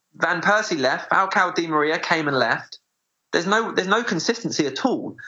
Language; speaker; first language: English; native; English